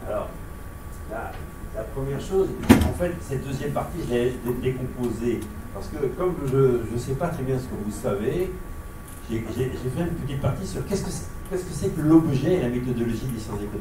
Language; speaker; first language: French; native; French